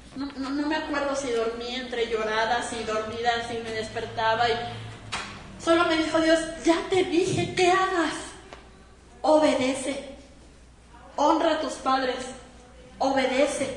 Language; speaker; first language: Spanish; native; Spanish